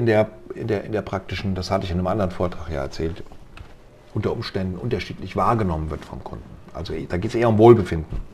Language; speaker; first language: German; native; German